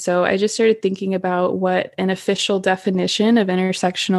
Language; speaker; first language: English; native; English